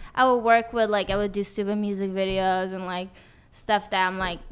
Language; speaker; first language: English; non-native, fluent; Swedish